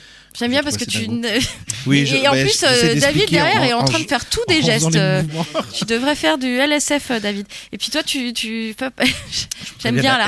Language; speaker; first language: French; native; French